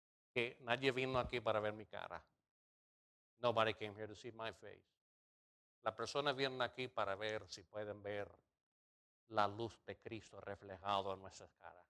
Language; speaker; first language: Spanish; non-native, fluent; English